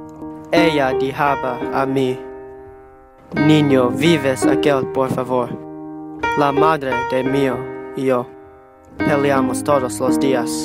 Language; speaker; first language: Spanish; non-native, learner; English